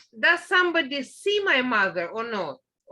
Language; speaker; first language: English; non-native, learner; Russian